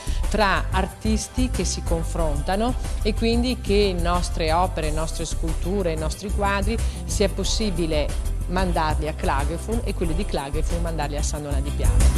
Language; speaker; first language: Italian; native; Italian